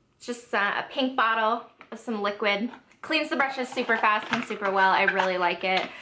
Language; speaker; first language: English; native; English